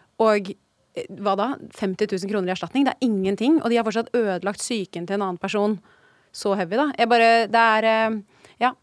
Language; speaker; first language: Norwegian; native; Norwegian